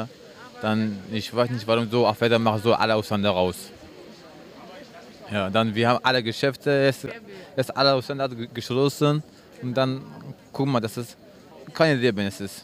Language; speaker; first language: German; non-native, learner; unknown